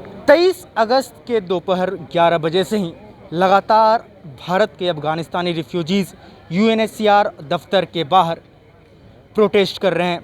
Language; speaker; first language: Hindi; native; Hindi